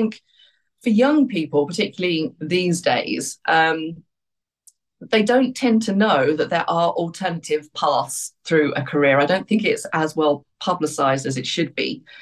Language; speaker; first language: English; native; English